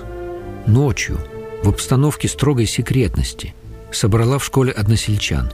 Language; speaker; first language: Russian; native; Russian